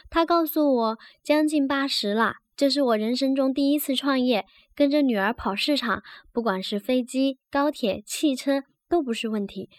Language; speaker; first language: Chinese; native; Chinese